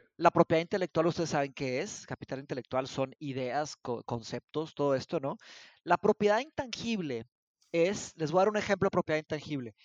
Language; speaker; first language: Spanish; early bilingual, other home language; Portuguese